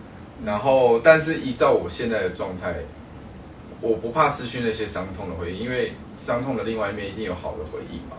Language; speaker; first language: Chinese; native; Chinese